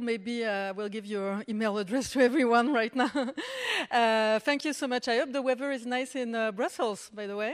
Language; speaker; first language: English; non-native, fluent; French